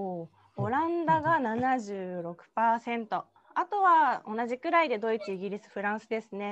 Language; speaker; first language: Japanese; native; Japanese